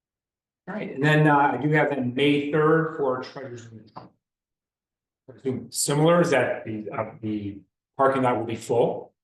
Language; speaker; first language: English; native; English